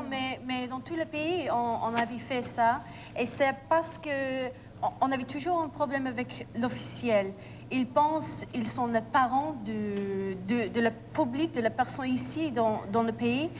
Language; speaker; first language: French; non-native, learner; English